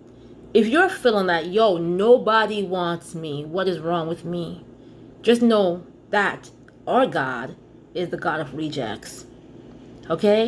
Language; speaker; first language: English; native; English